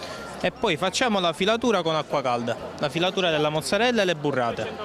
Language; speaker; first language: Italian; native; Italian